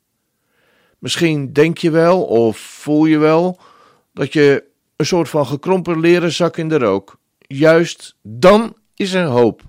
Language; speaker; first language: Dutch; native; Dutch